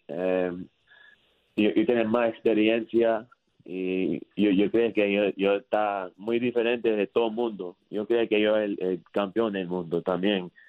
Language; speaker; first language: Spanish; early bilingual, heritage; English